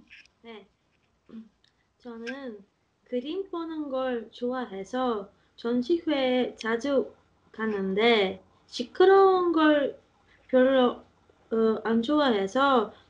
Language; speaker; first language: Korean; non-native, learner; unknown